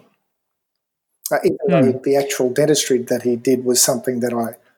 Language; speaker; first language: English; native; English